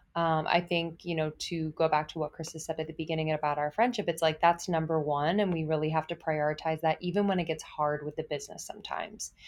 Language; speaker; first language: English; native; English